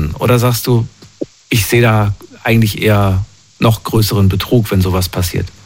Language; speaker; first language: German; native; German